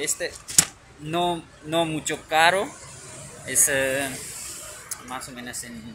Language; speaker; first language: Spanish; non-native, learner; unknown